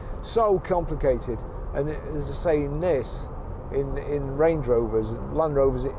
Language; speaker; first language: English; native; English